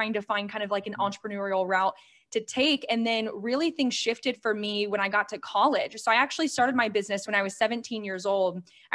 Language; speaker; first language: English; native; English